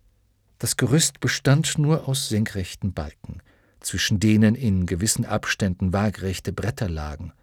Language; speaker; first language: German; native; German